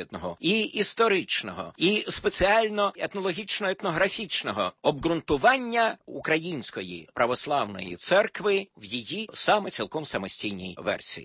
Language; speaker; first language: Ukrainian; native; Ukrainian